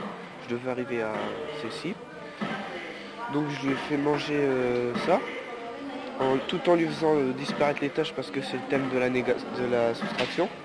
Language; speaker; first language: French; native; French